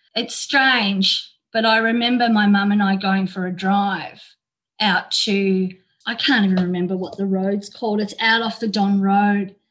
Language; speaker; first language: English; native; English